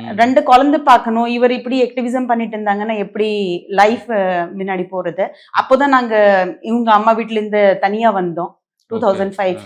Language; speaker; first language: Tamil; non-native, local second language; Marwari